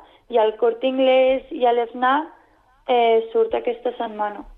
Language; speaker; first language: Catalan; non-native, local second language; Spanish